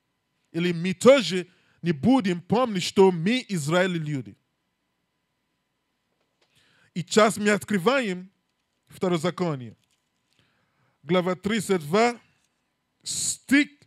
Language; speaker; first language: Russian; non-native, learner; English